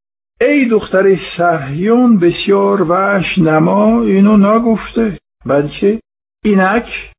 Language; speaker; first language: Persian; non-native, fluent; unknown